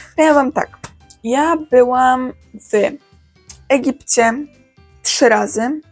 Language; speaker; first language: Polish; native; Polish